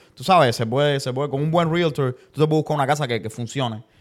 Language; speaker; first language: Spanish; native; Spanish